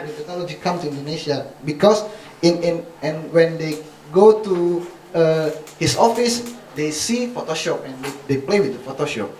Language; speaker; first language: English; non-native, fluent; Indonesian